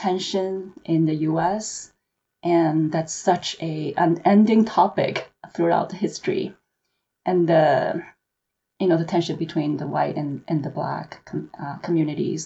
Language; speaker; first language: English; non-native, local second language; Cantonese